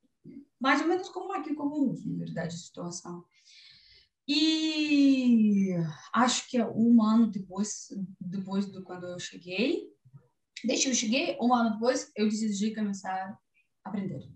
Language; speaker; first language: Portuguese; non-native, learner; Russian